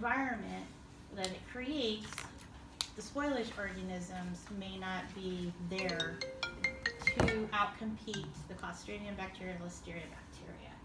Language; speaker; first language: English; native; English